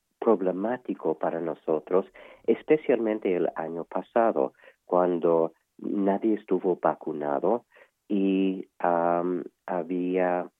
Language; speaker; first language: Spanish; non-native, fluent; English